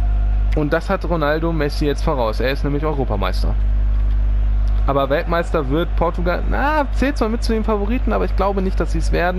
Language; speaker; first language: German; native; German